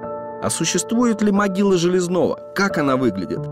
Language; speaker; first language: Russian; native; Russian